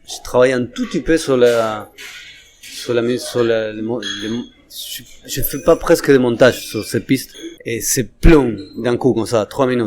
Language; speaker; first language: French; non-native, fluent; Spanish